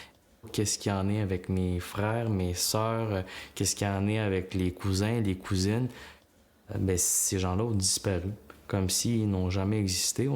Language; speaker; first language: French; non-native, fluent; Uyghur